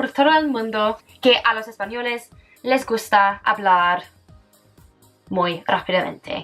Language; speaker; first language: Spanish; non-native, fluent; English